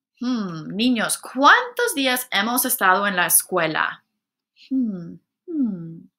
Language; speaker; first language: Spanish; non-native, fluent; English